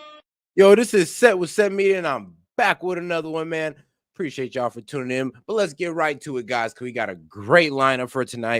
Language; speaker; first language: English; native; English